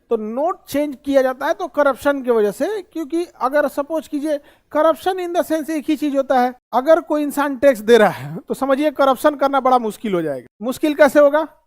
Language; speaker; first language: Hindi; native; Hindi